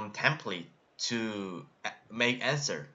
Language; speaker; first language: English; non-native, learner; Korean